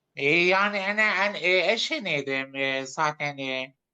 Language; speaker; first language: Turkish; non-native, local second language; Arabic